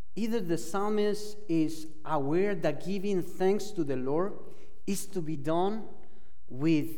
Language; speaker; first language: English; non-native, fluent; Spanish